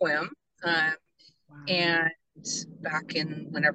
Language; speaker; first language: English; native; English